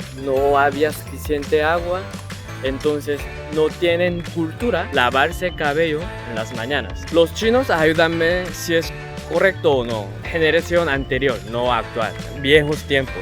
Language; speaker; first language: Spanish; non-native, learner; Korean